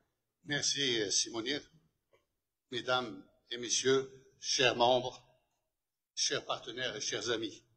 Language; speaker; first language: French; non-native, local second language; Arabic